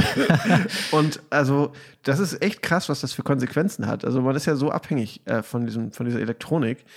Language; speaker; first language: German; native; German